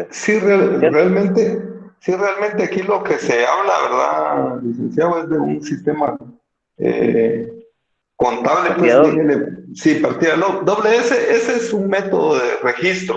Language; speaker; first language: Spanish; native; Spanish